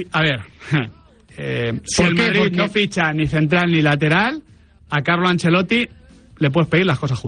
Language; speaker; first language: Spanish; native; Spanish